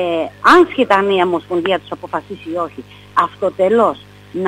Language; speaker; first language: Greek; native; Greek